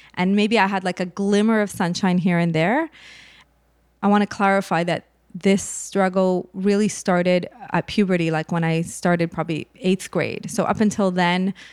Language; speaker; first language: English; native; English